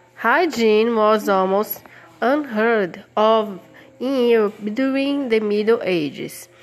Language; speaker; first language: English; non-native, fluent; Portuguese